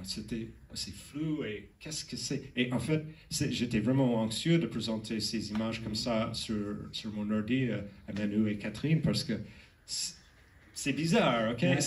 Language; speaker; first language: French; non-native, learner; English